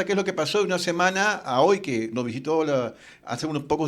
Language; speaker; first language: Spanish; native; Spanish